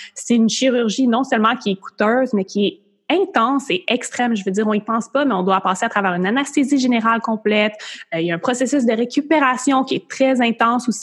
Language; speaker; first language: French; native; French